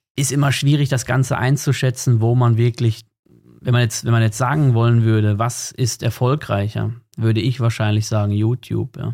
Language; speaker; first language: German; native; German